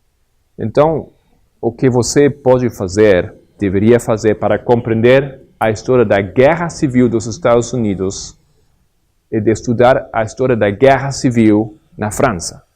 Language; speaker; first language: Portuguese; non-native, fluent; Spanish